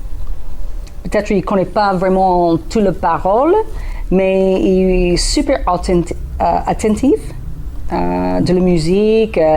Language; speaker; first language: French; non-native, learner; English